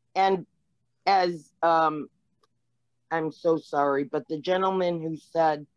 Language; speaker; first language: English; early bilingual, other home language; Spanish